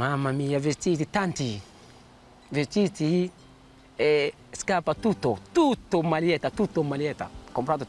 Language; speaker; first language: Italian; non-native, learner; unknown